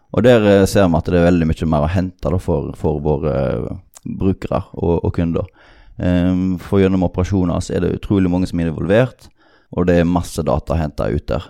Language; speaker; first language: Norwegian; native; Norwegian